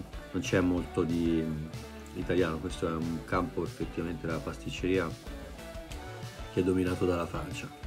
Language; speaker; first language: Italian; native; Italian